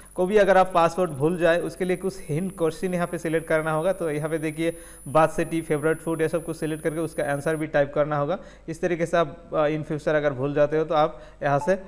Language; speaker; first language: Hindi; non-native, local second language; Bangla